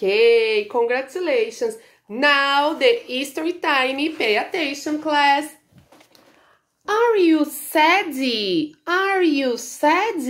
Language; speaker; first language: English; non-native, learner; Portuguese